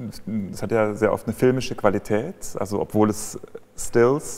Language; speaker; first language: German; native; German